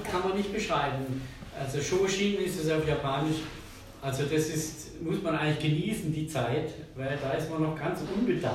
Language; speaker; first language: German; native; German